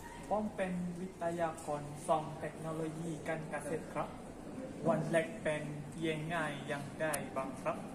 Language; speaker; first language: Thai; non-native, learner; Malay